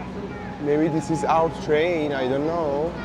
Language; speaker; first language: English; non-native, fluent; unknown